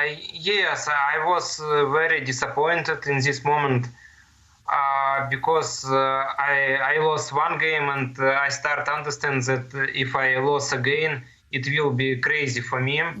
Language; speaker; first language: English; non-native, learner; Russian